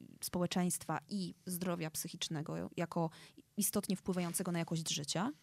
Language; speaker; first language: Polish; native; Polish